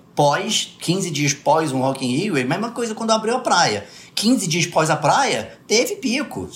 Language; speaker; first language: Portuguese; early bilingual, other home language; English